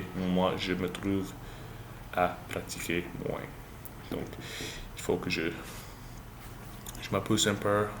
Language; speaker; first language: French; non-native, learner; English